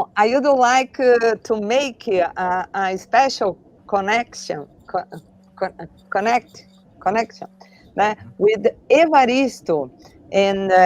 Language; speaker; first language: English; non-native, learner; Portuguese